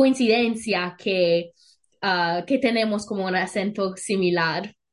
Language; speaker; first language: Spanish; non-native, learner; English